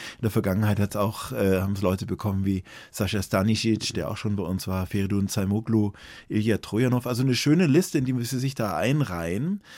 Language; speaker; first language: German; native; German